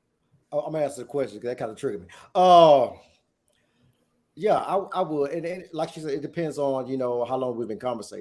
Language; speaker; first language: English; native; English